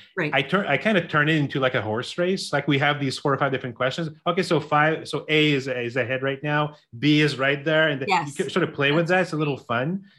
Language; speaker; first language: English; non-native, local second language; French